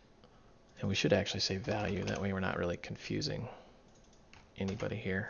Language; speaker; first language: English; native; English